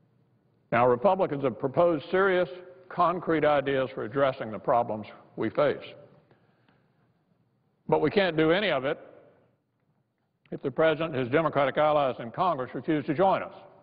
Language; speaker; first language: English; native; English